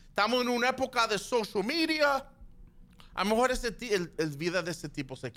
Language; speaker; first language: Spanish; early bilingual, heritage; Spanish